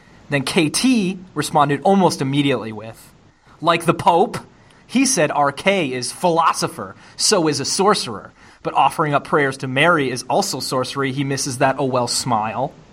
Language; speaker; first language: English; native; English